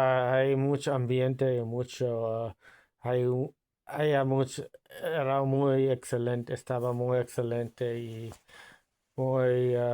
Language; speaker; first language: Spanish; non-native, learner; English